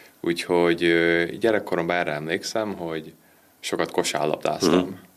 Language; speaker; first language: Hungarian; early bilingual, heritage; Hungarian